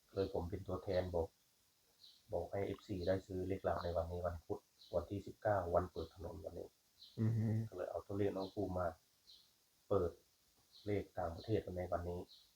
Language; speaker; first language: Thai; native; Thai